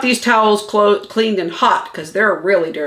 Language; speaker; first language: English; native; English